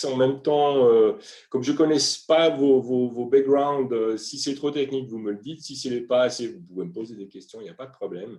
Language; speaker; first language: French; native; French